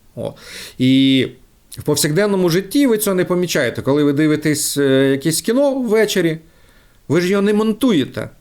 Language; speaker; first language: Ukrainian; non-native, local second language; Russian